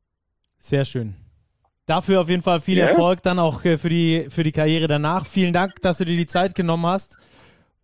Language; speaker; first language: German; native; German